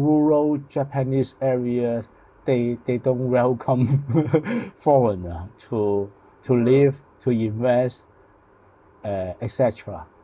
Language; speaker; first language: English; non-native, local second language; Cantonese